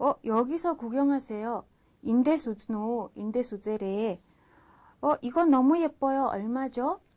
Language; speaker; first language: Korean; non-native, fluent; Mongolian